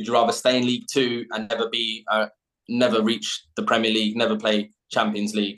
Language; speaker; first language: English; native; English